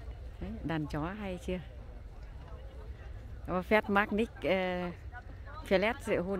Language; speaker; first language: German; non-native, learner; Vietnamese